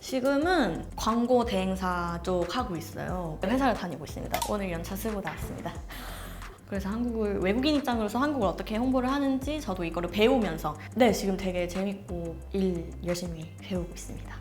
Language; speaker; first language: Korean; non-native, fluent; Thai